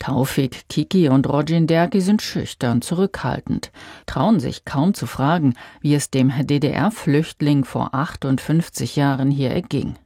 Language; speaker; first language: German; native; German